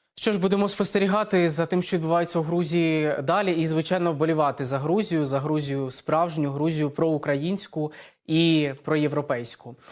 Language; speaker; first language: Ukrainian; native; Ukrainian